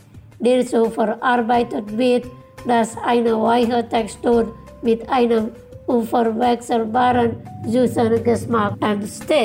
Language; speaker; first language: German; non-native, learner; Indonesian